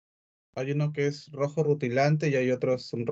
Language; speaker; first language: Spanish; native; Spanish